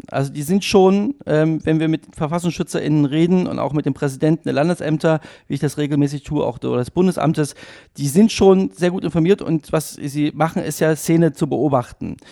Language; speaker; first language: German; native; German